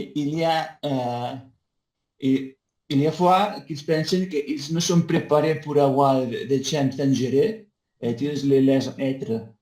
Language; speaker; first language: French; non-native, learner; Spanish